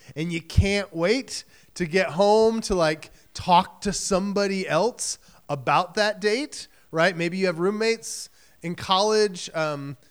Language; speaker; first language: English; native; English